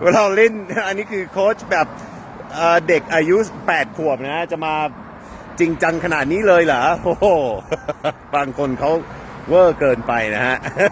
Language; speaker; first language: Thai; non-native, fluent; English